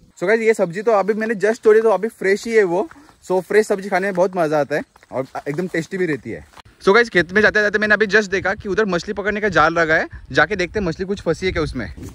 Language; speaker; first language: Hindi; non-native, local second language; Marathi